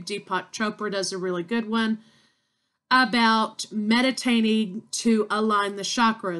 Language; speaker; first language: English; native; English